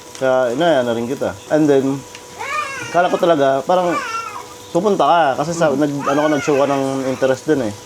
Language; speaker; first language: Filipino; native; Filipino